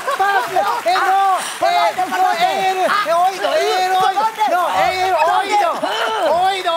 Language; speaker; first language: Spanish; non-native, learner; Japanese